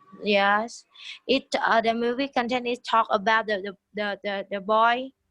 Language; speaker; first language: English; non-native, learner; Vietnamese